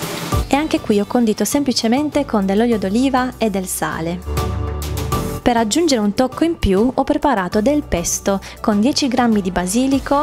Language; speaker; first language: Italian; native; Italian